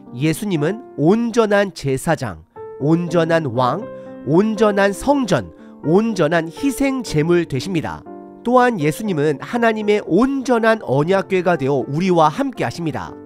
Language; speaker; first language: Korean; native; Korean